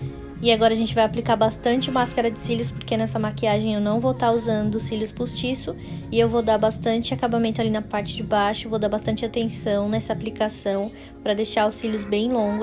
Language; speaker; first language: Portuguese; native; Portuguese